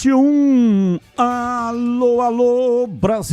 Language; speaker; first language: Portuguese; native; Portuguese